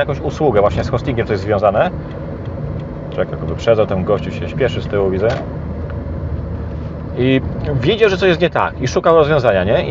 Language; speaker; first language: Polish; native; Polish